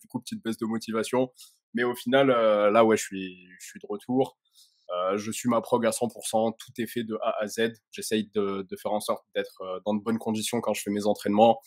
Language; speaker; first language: French; native; French